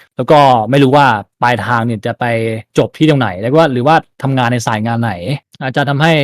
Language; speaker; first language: Thai; native; Thai